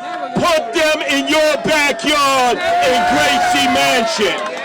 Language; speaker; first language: English; native; English